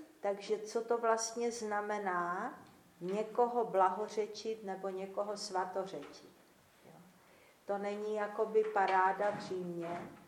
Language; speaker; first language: Czech; native; Czech